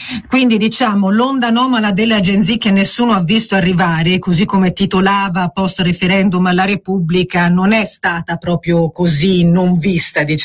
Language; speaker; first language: Italian; native; Italian